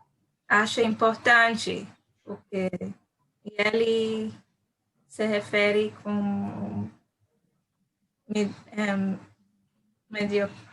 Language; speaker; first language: Portuguese; non-native, fluent; Hebrew